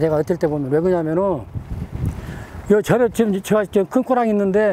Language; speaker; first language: Korean; native; Korean